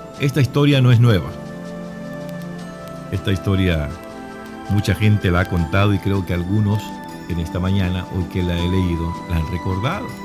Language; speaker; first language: Spanish; native; Spanish